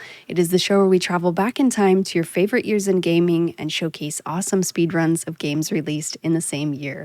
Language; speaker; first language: English; native; English